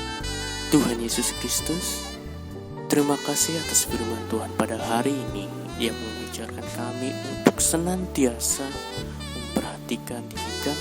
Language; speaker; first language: Indonesian; native; Indonesian